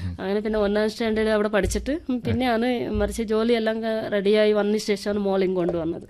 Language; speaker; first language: Malayalam; non-native, local second language; Telugu